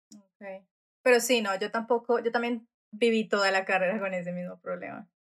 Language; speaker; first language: Spanish; native; Spanish